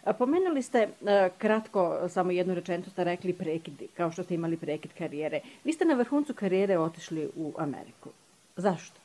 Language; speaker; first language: Serbian; native; Serbian